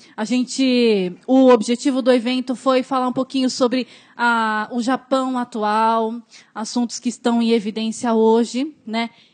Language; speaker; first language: Portuguese; native; Portuguese